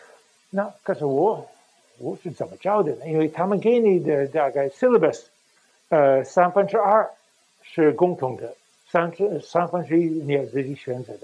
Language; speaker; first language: Chinese; non-native, fluent; English